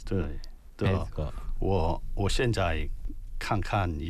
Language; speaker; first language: Chinese; non-native, learner; Korean